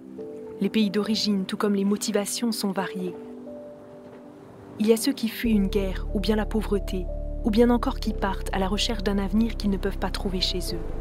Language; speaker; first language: French; native; French